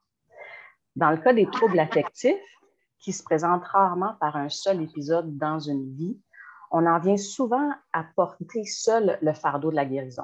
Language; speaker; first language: French; native; French